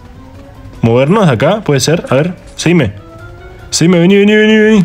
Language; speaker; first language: Spanish; native; Spanish